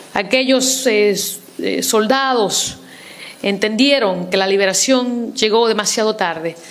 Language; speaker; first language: Spanish; early bilingual, heritage; Spanish